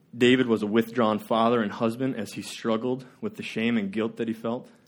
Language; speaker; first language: English; native; English